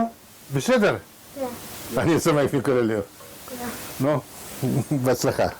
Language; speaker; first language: Hebrew; non-native, learner; Russian